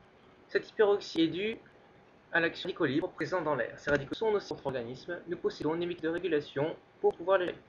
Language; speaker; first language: French; native; French